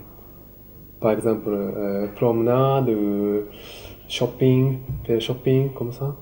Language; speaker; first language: French; non-native, learner; Japanese